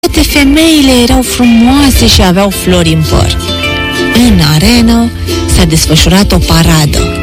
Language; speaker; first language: Romanian; native; Romanian